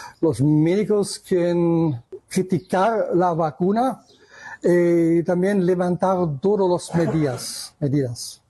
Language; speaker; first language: Spanish; non-native, learner; German